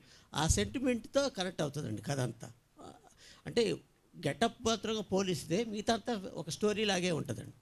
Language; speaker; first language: Telugu; native; Telugu